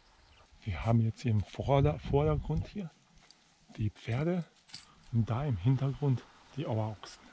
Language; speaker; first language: German; native; German